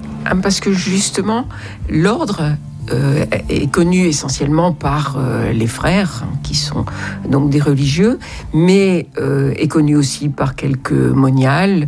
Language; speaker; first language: French; native; French